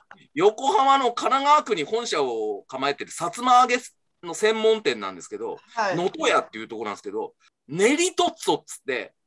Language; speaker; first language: Japanese; native; Japanese